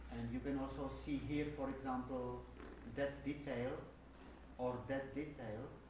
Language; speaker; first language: English; non-native, fluent; Czech